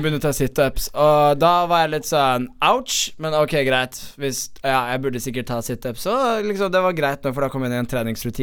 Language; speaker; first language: Norwegian; native; Norwegian